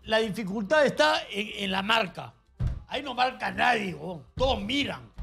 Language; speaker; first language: Spanish; native; Spanish